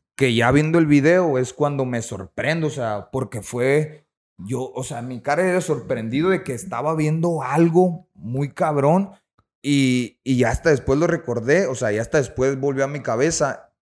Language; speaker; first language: Spanish; native; Spanish